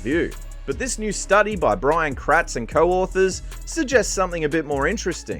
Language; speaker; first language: English; native; English